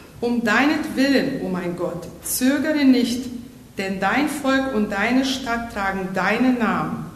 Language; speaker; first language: German; native; German